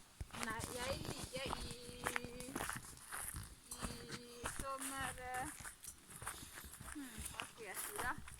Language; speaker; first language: Norwegian; non-native, learner; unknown